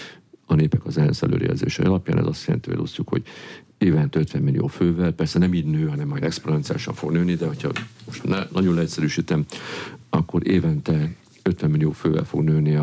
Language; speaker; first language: Hungarian; native; Hungarian